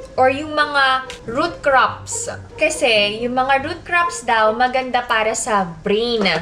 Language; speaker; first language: Filipino; native; Filipino